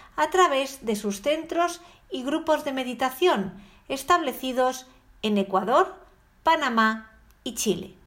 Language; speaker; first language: Spanish; native; Spanish